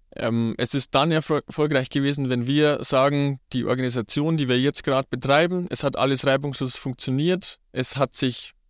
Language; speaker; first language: German; native; German